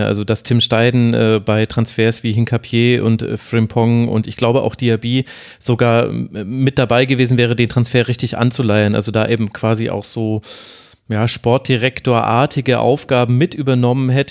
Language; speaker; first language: German; native; German